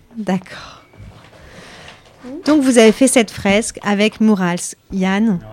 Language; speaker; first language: French; native; French